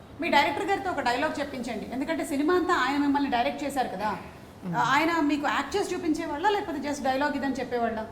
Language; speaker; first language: Telugu; native; Telugu